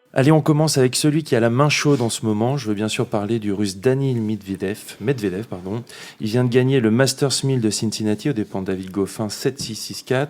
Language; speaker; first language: French; native; French